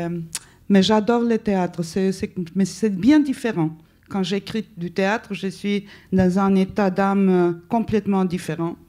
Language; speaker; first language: French; non-native, fluent; Spanish